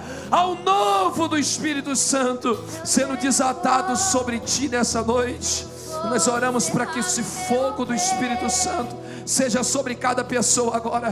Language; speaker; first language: Portuguese; native; Portuguese